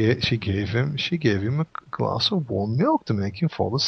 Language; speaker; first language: English; non-native, fluent; Hebrew